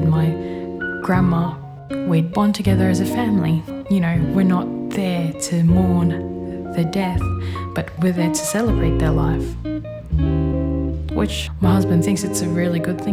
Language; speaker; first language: English; non-native, local second language; Filipino